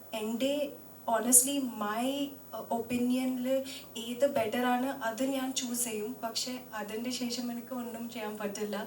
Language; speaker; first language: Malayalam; non-native, local second language; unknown